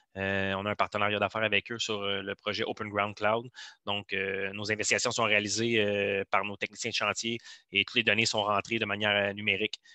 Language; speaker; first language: French; native; French